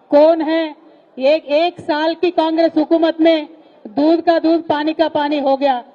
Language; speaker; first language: Hindi; non-native, local second language; Telugu